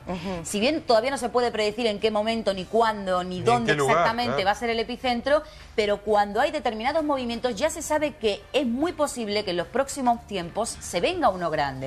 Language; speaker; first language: Spanish; native; Spanish